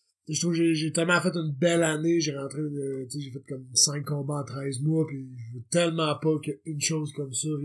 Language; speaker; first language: French; native; French